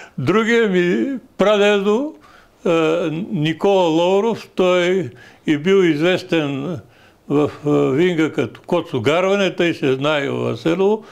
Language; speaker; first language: Bulgarian; native; Bulgarian